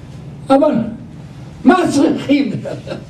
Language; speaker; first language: Hebrew; non-native, local second language; Yiddish